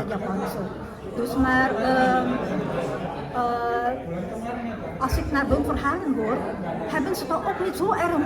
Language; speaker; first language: Dutch; early bilingual, heritage; Indonesian